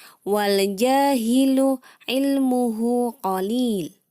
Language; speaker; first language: Arabic; non-native, fluent; Indonesian